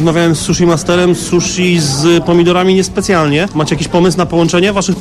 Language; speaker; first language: Polish; native; Polish